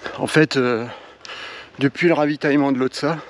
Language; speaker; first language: French; native; French